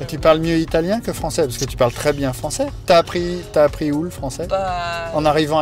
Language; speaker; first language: French; native; French